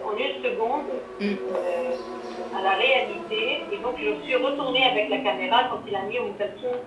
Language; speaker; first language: French; non-native, fluent; Arabic